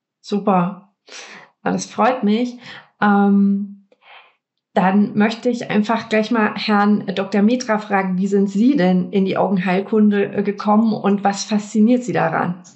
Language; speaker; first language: German; native; German